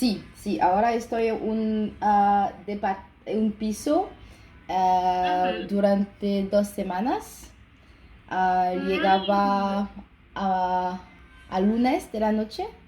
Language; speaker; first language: Spanish; non-native, learner; English